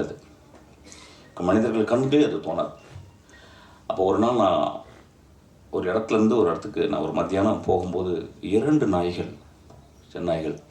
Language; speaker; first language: Tamil; native; Tamil